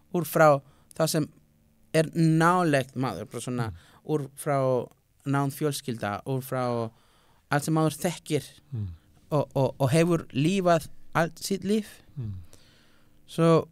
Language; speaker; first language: Icelandic; non-native, learner; Spanish